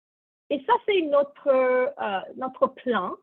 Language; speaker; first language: French; non-native, learner; English